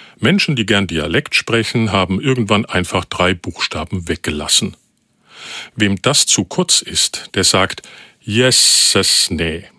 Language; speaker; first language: German; native; German